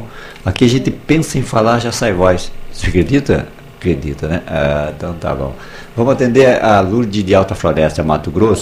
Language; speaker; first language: Portuguese; native; Portuguese